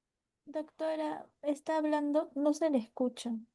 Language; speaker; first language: Spanish; native; Spanish